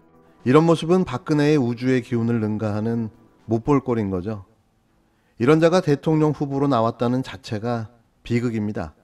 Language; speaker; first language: Korean; native; Korean